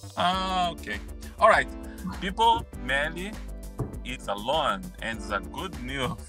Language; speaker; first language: English; non-native, learner; Portuguese